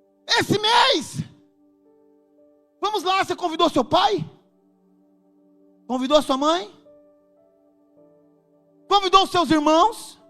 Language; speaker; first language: Portuguese; native; Portuguese